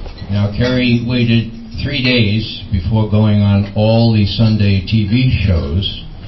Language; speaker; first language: English; native; English